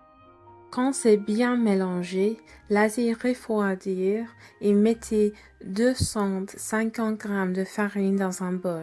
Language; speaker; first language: French; non-native, fluent; English